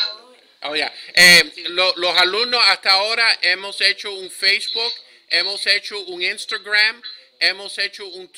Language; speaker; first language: Spanish; early bilingual, heritage; Spanish